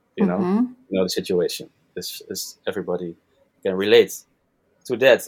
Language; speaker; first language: English; non-native, fluent; Dutch